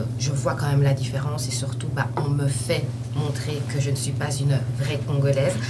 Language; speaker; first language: French; early bilingual, other home language; Lingala